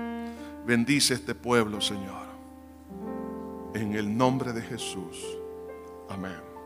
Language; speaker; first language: Spanish; native; Spanish